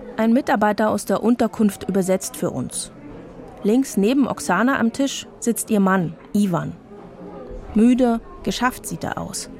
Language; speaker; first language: German; native; German